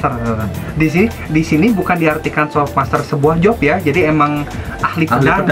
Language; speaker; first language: Indonesian; native; Indonesian